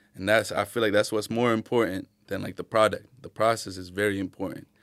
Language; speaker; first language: English; early bilingual, other home language; Arabic